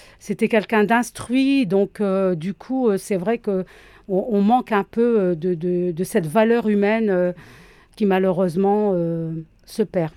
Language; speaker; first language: French; native; French